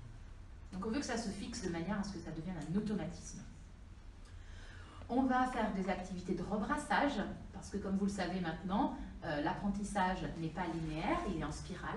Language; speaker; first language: French; native; French